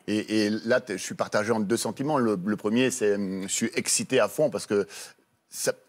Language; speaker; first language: French; native; French